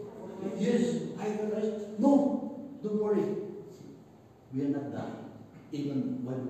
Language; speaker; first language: English; non-native, local second language; Cebuano